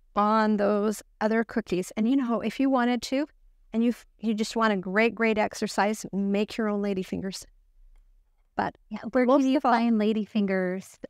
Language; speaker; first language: English; native; English